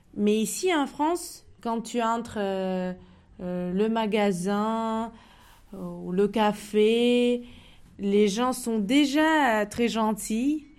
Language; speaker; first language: French; non-native, fluent; Russian